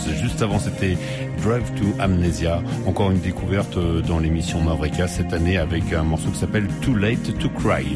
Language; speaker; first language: French; native; French